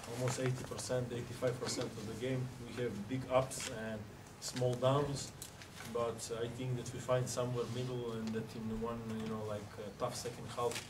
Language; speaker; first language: English; non-native, fluent; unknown